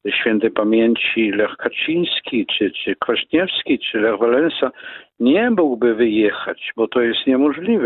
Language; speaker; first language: Polish; non-native, fluent; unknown